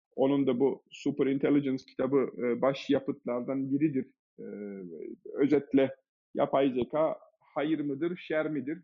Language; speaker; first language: Turkish; early bilingual, heritage; Turkish